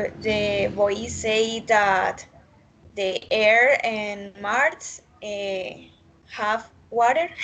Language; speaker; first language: English; non-native, learner; Spanish